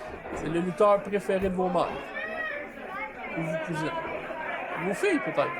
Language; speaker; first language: French; native; French